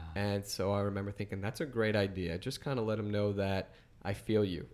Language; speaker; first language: English; native; English